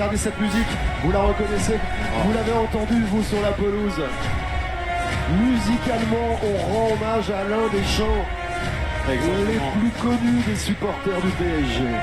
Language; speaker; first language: French; native; French